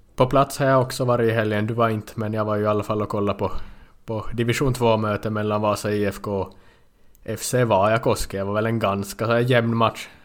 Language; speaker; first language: Swedish; native; Swedish